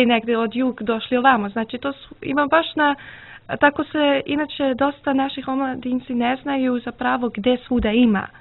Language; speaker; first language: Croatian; early bilingual, heritage; Serbian